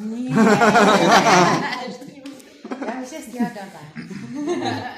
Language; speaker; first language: Russian; non-native, learner; Czech